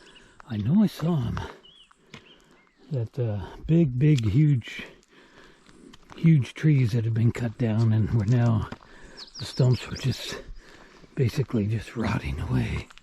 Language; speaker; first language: English; native; English